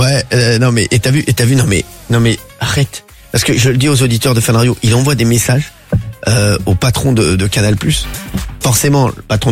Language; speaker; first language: French; native; French